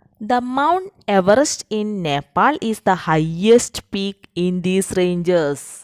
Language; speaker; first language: English; non-native, local second language; Malayalam